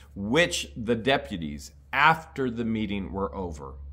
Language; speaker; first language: English; native; English